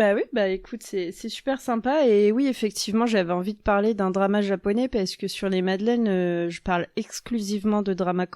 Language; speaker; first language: French; native; French